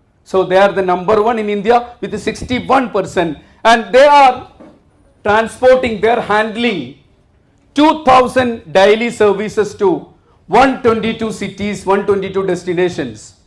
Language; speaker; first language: English; non-native, local second language; Malayalam